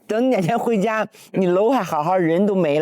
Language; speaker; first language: Chinese; native; Chinese